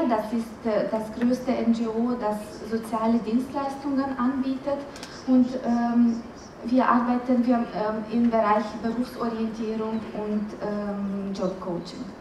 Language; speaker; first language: German; non-native, fluent; Romanian